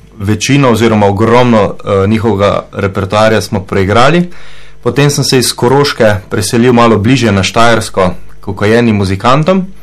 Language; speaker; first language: Slovenian; native; Slovenian